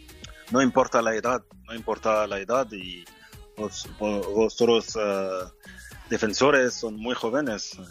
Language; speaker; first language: Spanish; non-native, fluent; French